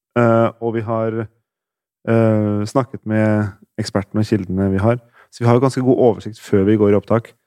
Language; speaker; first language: Norwegian; native; Norwegian